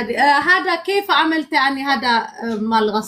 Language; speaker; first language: Arabic; non-native, learner; Amharic